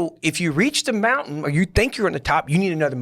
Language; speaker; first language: English; native; English